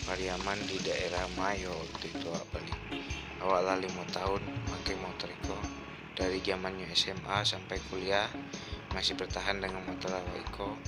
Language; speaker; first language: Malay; non-native, local second language; Minangkabau